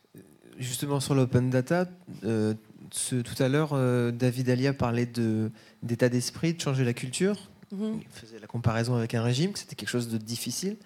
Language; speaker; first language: French; native; French